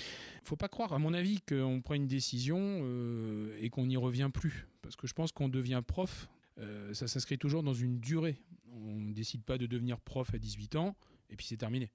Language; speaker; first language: French; native; French